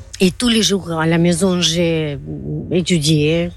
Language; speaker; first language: French; non-native, learner; Georgian